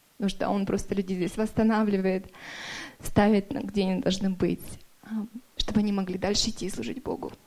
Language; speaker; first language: Russian; early bilingual, other home language; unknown